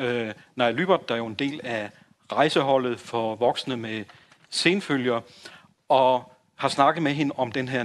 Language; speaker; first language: Danish; native; Danish